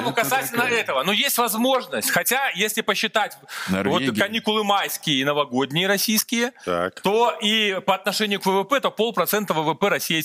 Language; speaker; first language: Russian; native; Russian